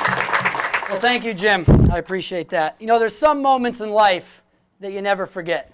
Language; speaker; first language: English; native; English